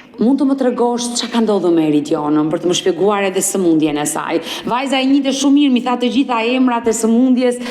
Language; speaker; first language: Albanian; native; Albanian